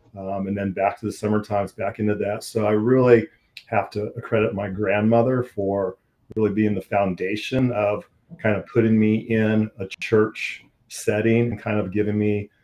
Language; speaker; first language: English; native; English